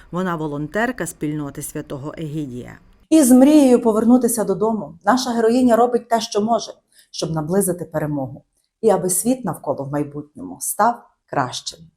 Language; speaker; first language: Ukrainian; native; Ukrainian